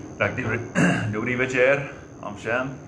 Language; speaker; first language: Czech; non-native, fluent; English